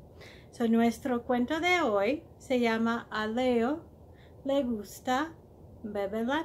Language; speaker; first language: Spanish; early bilingual, heritage; Spanish